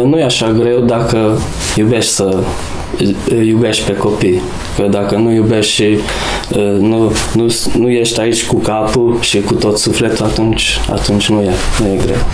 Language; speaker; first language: Romanian; non-native, local second language; Hungarian